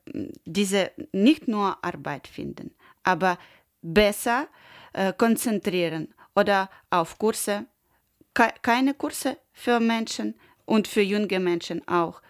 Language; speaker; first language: German; non-native, learner; Ukrainian